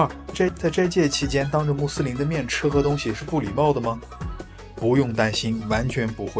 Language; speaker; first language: Chinese; native; Chinese